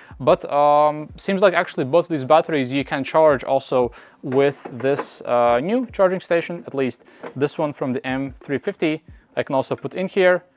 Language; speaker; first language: English; non-native, fluent; Latvian